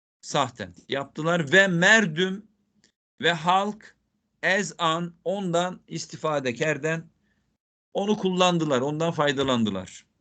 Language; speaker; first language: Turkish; native; Turkish